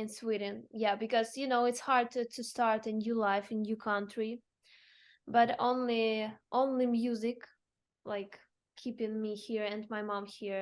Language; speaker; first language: English; non-native, fluent; Ukrainian